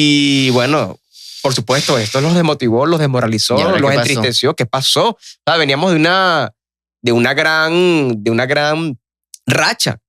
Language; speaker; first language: Spanish; native; Spanish